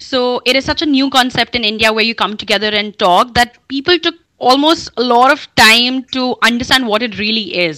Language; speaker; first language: English; non-native, local second language; Hindi